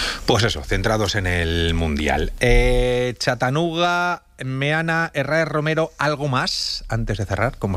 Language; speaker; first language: Spanish; native; Spanish